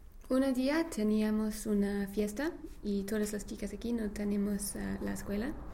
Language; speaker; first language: Spanish; non-native, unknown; English